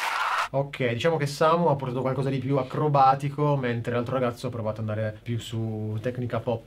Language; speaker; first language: Italian; native; Italian